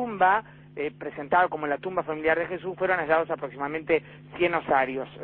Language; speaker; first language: Spanish; native; Spanish